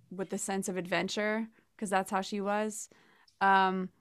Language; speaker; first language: English; native; English